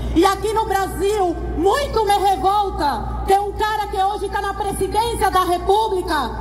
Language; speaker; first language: Portuguese; early bilingual, other home language; Spanish